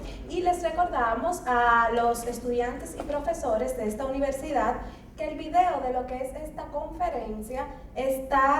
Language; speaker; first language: Spanish; native; Spanish